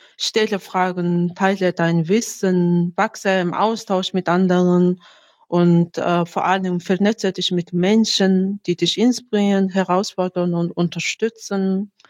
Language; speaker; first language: German; non-native, fluent; Mongolian